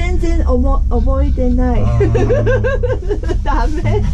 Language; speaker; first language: Japanese; non-native, learner; Chinese